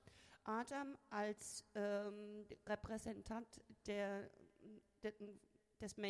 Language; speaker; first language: German; non-native, fluent; Spanish